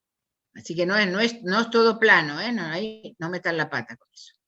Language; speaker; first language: Spanish; native; Spanish